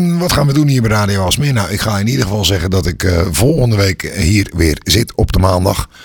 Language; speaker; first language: Dutch; native; Dutch